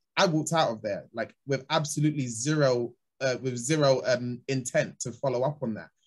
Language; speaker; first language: English; native; English